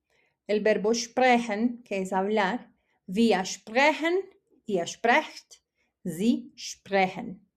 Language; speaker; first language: German; non-native, fluent; Spanish